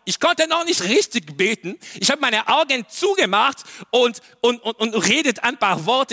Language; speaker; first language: German; non-native, learner; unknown